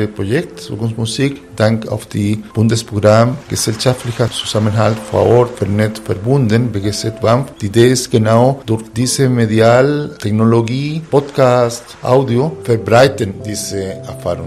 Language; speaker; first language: German; non-native, fluent; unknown